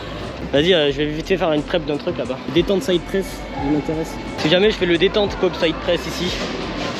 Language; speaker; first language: French; native; French